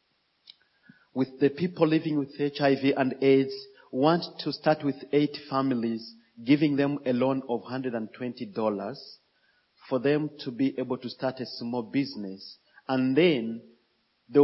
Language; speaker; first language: English; non-native, fluent; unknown